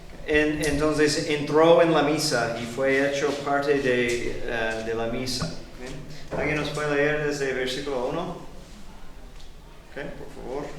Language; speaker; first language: Spanish; non-native, fluent; English